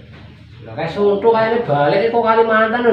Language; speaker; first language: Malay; non-native, local second language; Javanese